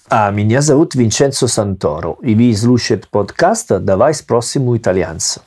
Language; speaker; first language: Russian; non-native, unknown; Italian